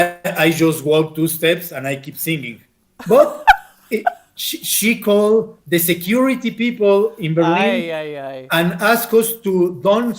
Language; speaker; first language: English; non-native, fluent; Spanish